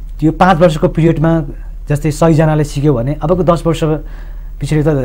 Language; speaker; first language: Nepali; non-native, local second language; Sherpa